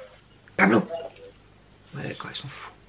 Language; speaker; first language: French; native; French